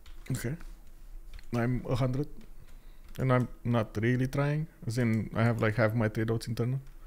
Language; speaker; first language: English; non-native, fluent; Romanian